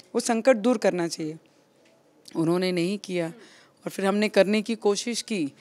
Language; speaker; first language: Hindi; non-native, local second language; Marathi